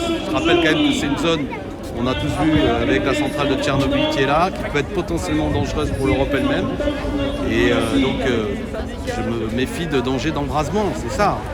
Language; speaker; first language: French; native; French